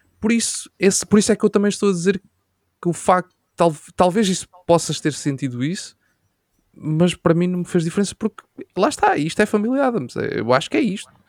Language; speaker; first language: Portuguese; native; Portuguese